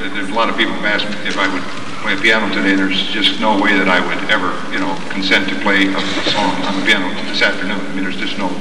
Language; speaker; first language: English; native; English